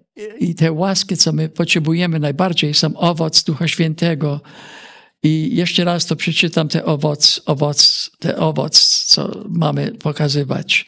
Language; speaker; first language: Polish; early bilingual, heritage; Polish